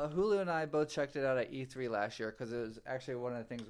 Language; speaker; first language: English; native; English